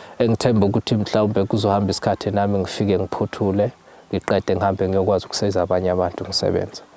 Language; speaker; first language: Zulu; native; Zulu